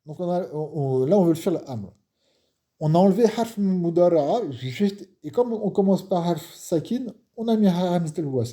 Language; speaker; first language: French; non-native, fluent; Arabic